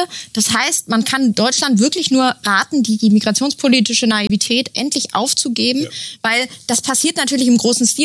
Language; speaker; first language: German; native; German